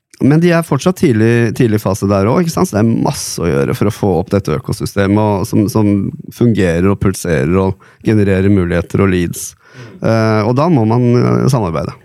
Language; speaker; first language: Norwegian; native; Norwegian